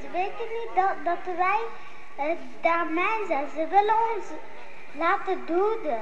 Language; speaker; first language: Dutch; early bilingual, other home language; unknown